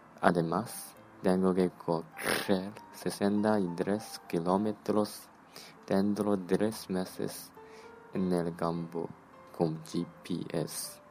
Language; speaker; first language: Spanish; non-native, learner; Chinese